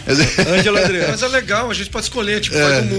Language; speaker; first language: Portuguese; native; Portuguese